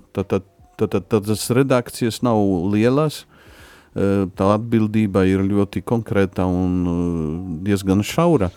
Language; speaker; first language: Latvian; non-native, fluent; Polish